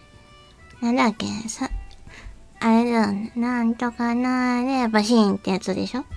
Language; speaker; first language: Japanese; native; Japanese